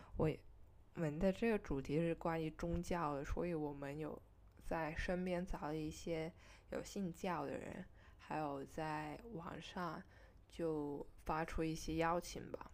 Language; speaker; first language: Chinese; non-native, local second language; Cantonese